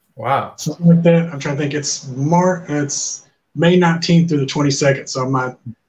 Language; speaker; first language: English; native; English